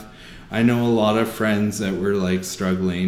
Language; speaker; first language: English; native; English